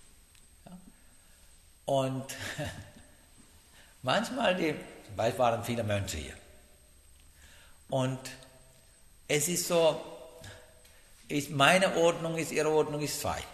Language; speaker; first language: German; non-native, fluent; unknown